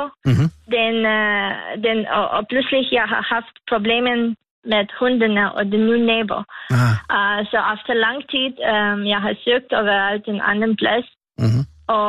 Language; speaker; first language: Danish; non-native, learner; Lithuanian